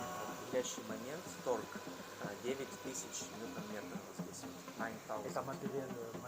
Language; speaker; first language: Russian; native; Russian